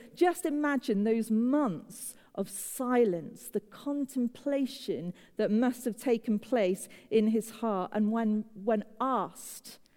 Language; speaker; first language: English; native; English